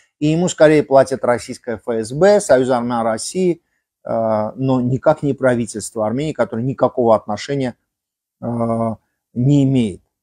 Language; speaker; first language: Russian; non-native, local second language; Armenian